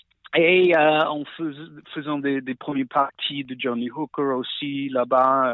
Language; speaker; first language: French; non-native, fluent; English